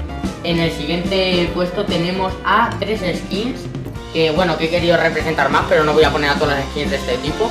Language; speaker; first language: Spanish; native; Spanish